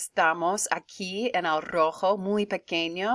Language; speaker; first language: Spanish; non-native, fluent; English